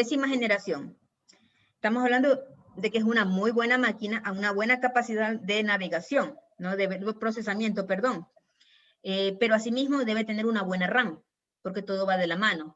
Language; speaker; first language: Spanish; native; Spanish